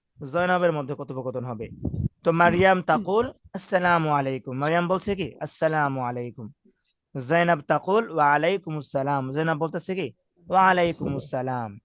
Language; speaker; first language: Bangla; native; Bangla